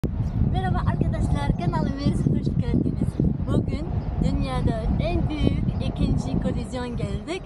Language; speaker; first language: Turkish; non-native, learner; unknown